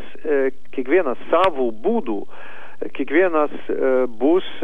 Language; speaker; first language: Lithuanian; non-native, learner; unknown